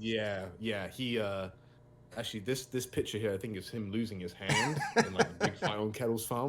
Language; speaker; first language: English; native; English